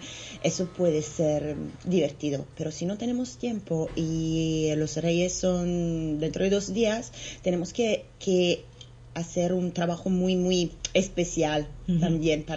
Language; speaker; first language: Spanish; non-native, fluent; Italian